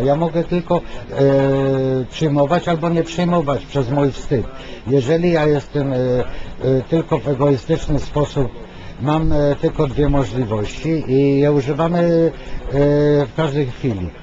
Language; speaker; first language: Polish; non-native, fluent; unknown